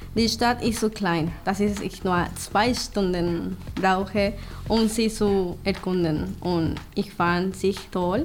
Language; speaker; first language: German; non-native, learner; Spanish